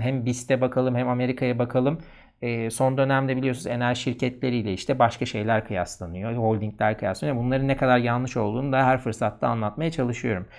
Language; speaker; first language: Turkish; native; Turkish